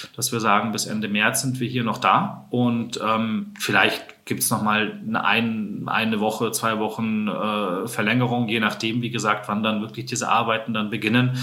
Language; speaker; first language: German; native; German